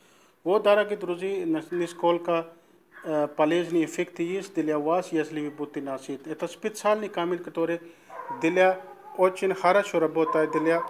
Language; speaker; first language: Russian; non-native, learner; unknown